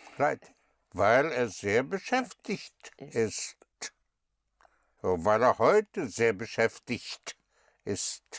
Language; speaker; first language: German; non-native, fluent; English